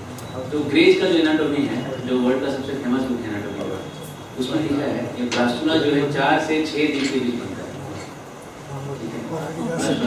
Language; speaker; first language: Hindi; native; Hindi